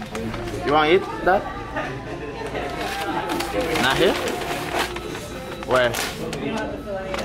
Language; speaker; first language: English; non-native, fluent; Portuguese